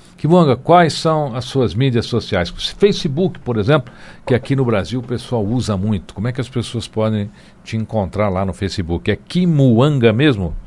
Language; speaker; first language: Portuguese; native; Portuguese